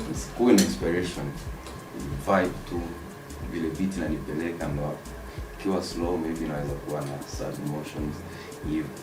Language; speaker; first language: Swahili; non-native, local second language; Kinyarwanda